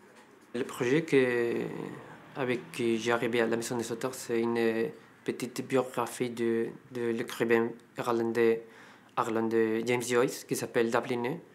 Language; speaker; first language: French; non-native, fluent; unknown